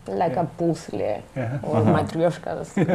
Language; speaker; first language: English; non-native, learner; Spanish